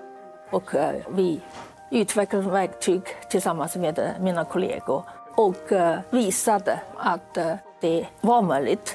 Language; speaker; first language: Swedish; non-native, fluent; Chinese